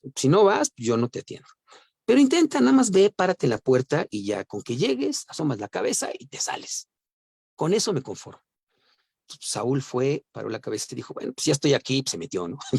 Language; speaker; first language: Spanish; native; Spanish